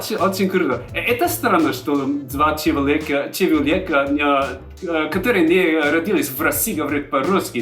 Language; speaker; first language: Russian; non-native, fluent; German